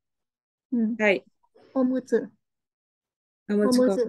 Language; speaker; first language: Japanese; non-native, learner; Indonesian